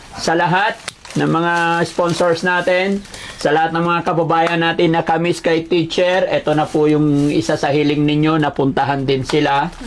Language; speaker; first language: Filipino; native; Filipino